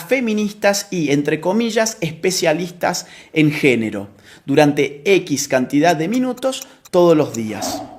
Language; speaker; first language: Spanish; native; Spanish